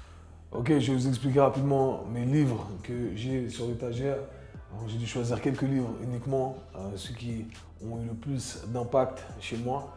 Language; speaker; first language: French; native; French